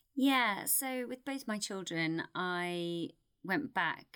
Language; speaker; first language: English; native; English